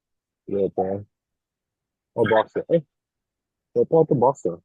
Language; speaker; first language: Chinese; non-native, learner; Indonesian